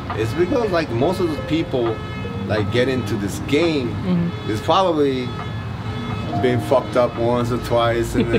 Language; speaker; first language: English; non-native, fluent; Japanese